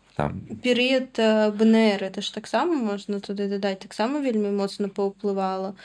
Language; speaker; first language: Belarusian; non-native, local second language; Russian